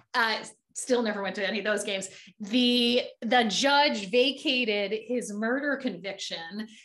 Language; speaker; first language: English; native; English